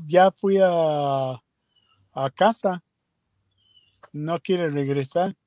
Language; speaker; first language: Spanish; non-native, learner; English